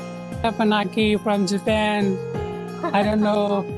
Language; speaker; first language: English; non-native, local second language; Hindi